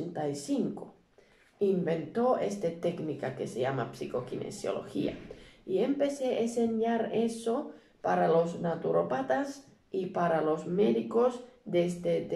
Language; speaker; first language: Spanish; non-native, learner; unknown